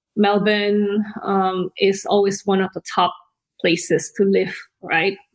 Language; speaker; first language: English; early bilingual, other home language; Indonesian